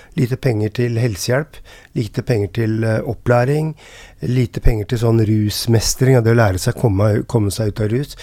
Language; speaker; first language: Norwegian; native; Norwegian